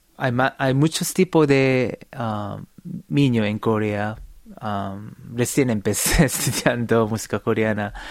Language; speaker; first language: Spanish; non-native, fluent; Korean